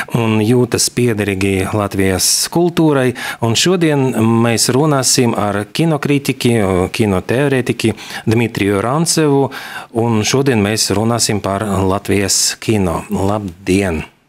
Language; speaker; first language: Latvian; non-native, local second language; Russian